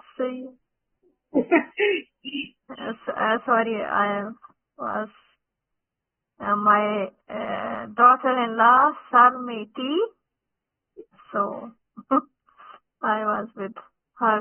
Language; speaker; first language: English; non-native, local second language; Urdu